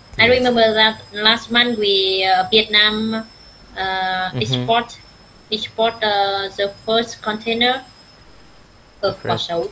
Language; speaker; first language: English; non-native, learner; Vietnamese